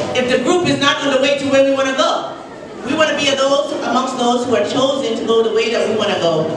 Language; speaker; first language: English; native; English